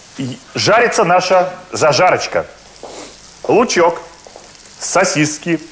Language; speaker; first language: Russian; native; Russian